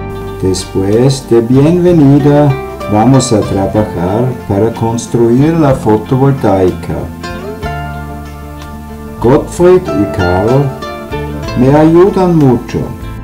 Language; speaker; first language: Spanish; non-native, learner; German